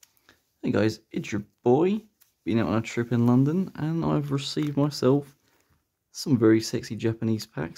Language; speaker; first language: English; native; English